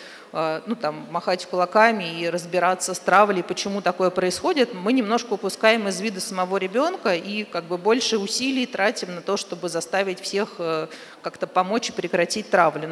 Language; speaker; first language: Russian; native; Russian